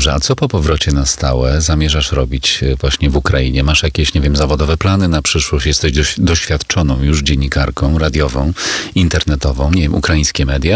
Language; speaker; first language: Polish; native; Polish